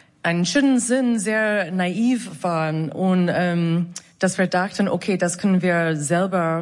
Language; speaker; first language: German; non-native, fluent; English